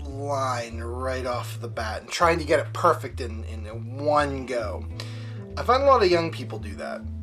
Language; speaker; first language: English; native; English